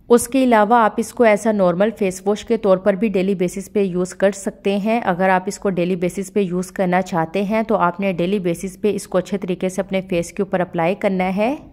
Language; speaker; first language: Urdu; native; Urdu